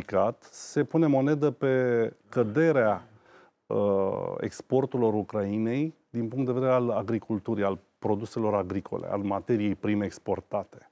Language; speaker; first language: Romanian; native; Romanian